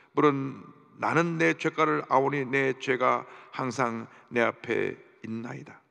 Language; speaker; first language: Korean; native; Korean